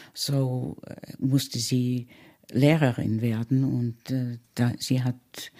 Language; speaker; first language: German; early bilingual, heritage; German